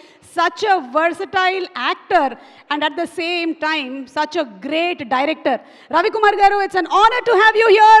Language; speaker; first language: Telugu; native; Telugu